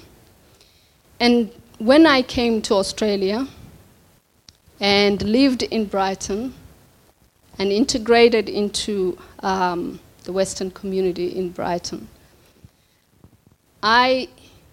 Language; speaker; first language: English; non-native, local second language; Somali